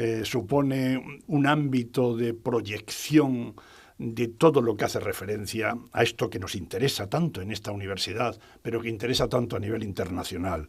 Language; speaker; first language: Spanish; native; Spanish